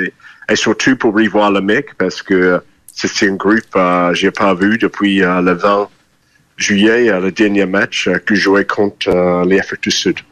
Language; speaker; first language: French; non-native, fluent; English